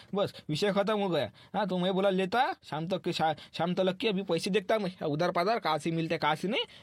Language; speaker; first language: Hindi; non-native, local second language; Marathi